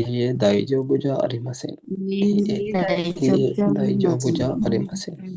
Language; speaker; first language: Japanese; non-native, learner; Sinhala